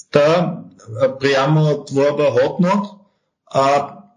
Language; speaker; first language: Slovak; non-native, learner; German